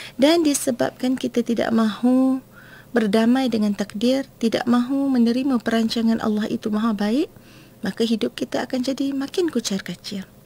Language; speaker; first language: Malay; native; Malay